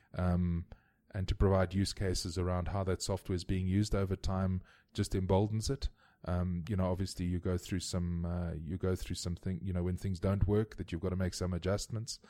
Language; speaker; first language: English; native; English